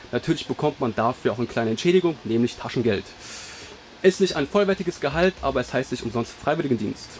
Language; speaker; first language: German; native; German